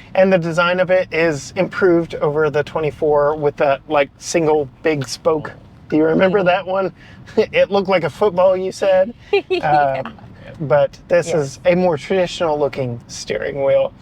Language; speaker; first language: English; native; English